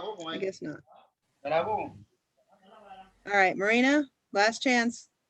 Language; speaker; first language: English; native; English